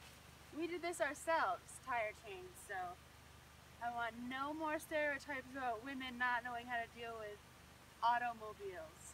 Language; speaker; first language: English; native; English